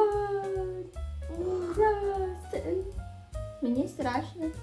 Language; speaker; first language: Russian; non-native, learner; Filipino